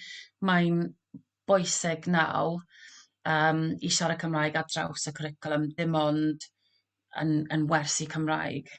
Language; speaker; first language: Welsh; non-native, local second language; English